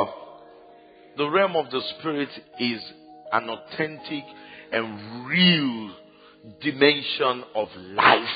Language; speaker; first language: English; non-native, local second language; Yoruba